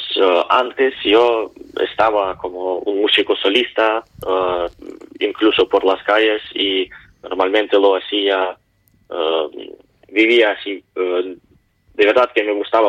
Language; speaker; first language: Spanish; non-native, learner; Ukrainian